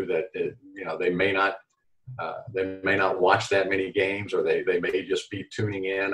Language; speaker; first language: English; native; English